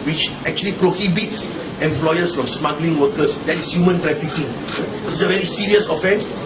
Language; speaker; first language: English; non-native, local second language; Malay